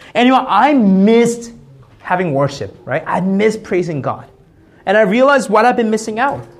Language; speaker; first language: English; early bilingual, other home language; Korean